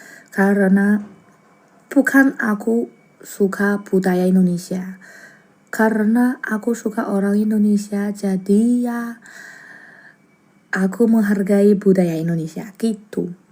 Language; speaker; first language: Indonesian; non-native, learner; Chinese